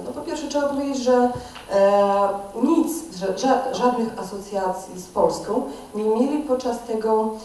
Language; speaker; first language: Polish; non-native, fluent; Russian